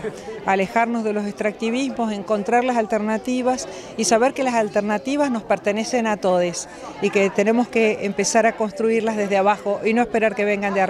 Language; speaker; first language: Spanish; native; Spanish